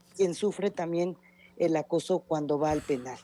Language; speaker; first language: Spanish; native; Spanish